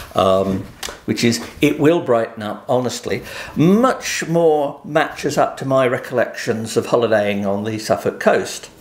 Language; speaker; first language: English; native; English